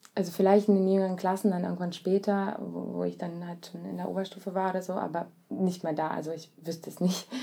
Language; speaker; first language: German; early bilingual, other home language; Russian